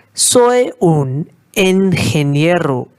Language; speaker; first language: Spanish; non-native, fluent; Hindi